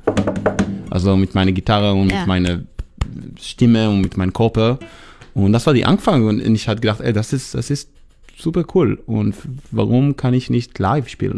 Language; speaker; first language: German; non-native, learner; Hebrew